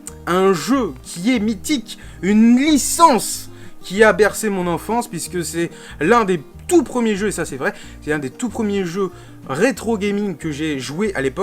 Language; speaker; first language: French; native; French